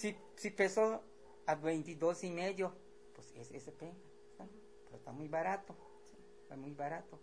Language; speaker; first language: Spanish; non-native, local second language; Yucateco